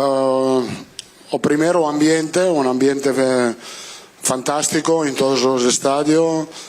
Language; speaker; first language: Portuguese; non-native, learner; Italian